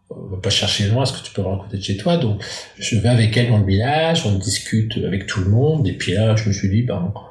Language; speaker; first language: French; native; French